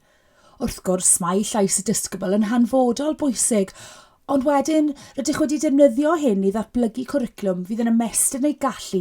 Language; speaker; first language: Welsh; native; Welsh